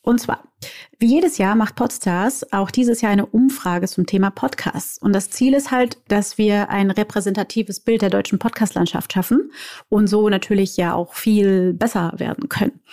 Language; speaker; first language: German; native; German